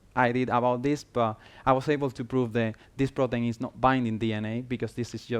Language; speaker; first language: English; non-native, fluent; Spanish